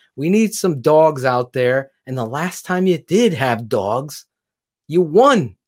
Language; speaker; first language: English; native; English